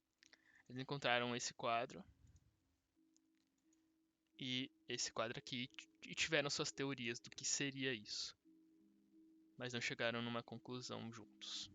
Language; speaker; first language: Portuguese; native; Portuguese